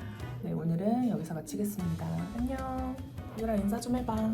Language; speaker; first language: Korean; native; Korean